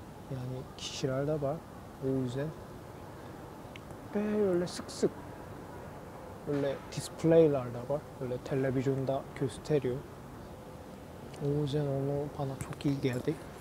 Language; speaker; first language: Turkish; non-native, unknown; Korean